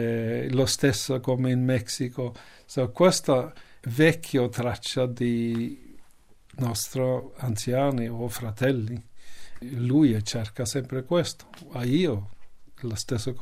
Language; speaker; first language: Italian; non-native, learner; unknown